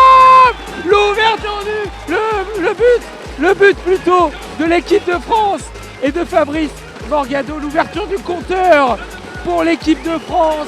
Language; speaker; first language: French; native; French